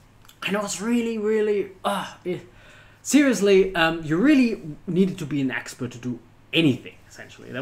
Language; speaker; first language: English; non-native, fluent; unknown